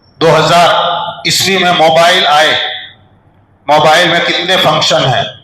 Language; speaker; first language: Urdu; non-native, local second language; Gujarati